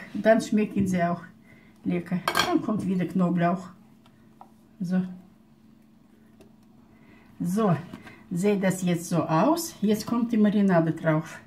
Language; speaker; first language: German; non-native, fluent; Russian